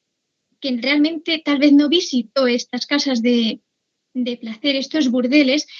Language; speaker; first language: Spanish; native; Spanish